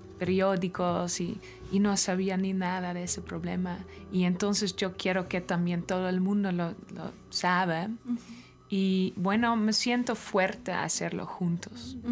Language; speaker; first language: Spanish; non-native, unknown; Dutch